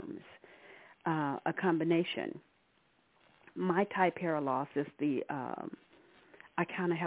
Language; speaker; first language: English; native; English